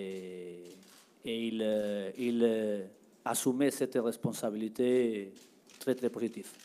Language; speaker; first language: French; non-native, learner; Spanish